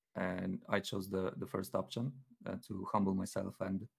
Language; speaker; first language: English; non-native, fluent; Polish